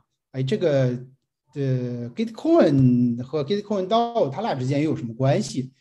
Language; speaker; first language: Chinese; native; Chinese